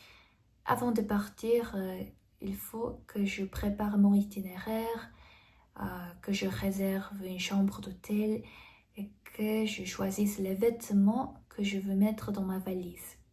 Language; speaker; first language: French; non-native, fluent; Korean